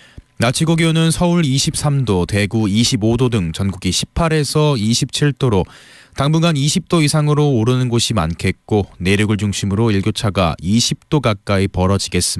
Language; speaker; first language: Korean; native; Korean